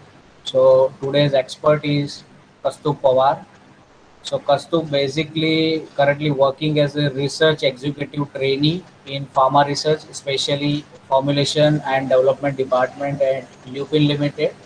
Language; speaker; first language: English; non-native, local second language; Gujarati